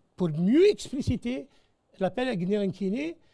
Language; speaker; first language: French; non-native, local second language; Arabic